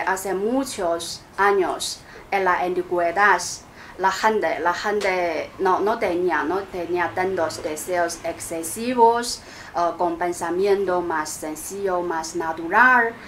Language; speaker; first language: Spanish; non-native, fluent; Chinese